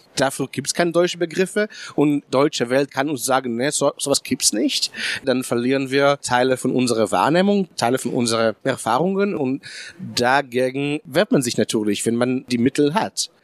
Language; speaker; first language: German; early bilingual, other home language; Hebrew